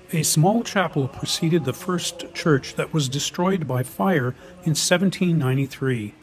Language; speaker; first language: English; native; English